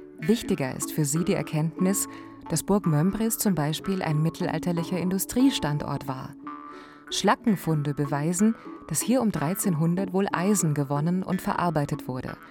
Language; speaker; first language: German; native; German